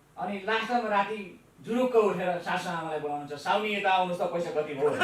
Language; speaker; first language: Nepali; non-native, local second language; Eastern Tamang